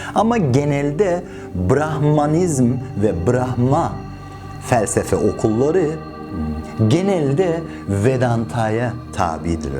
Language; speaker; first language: Turkish; non-native, fluent; Persian